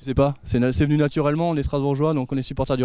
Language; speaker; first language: French; native; French